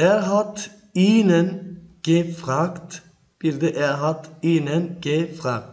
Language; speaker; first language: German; non-native, fluent; Turkish